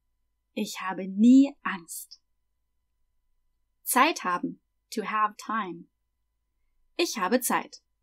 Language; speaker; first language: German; non-native, fluent; English